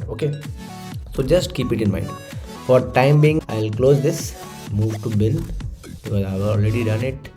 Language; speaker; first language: English; non-native, local second language; Hindi